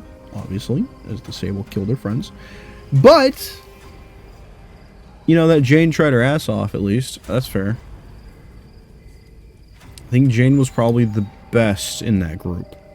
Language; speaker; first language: English; native; English